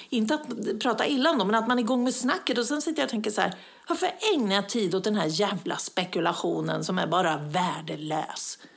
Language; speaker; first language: Swedish; native; Swedish